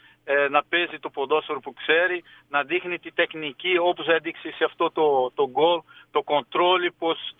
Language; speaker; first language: Greek; non-native, fluent; Portuguese